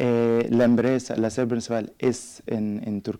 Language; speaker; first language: Spanish; non-native, learner; Arabic